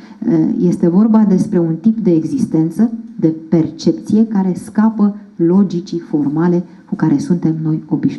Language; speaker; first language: Romanian; native; Romanian